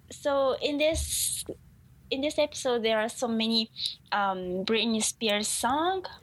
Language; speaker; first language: English; non-native, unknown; Japanese